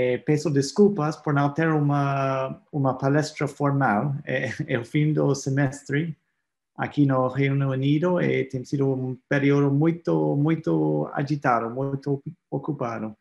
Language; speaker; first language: Portuguese; non-native, fluent; English